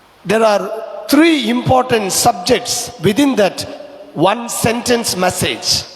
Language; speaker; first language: English; non-native, local second language; Tamil